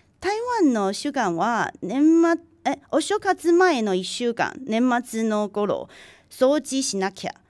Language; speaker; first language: Japanese; non-native, fluent; Chinese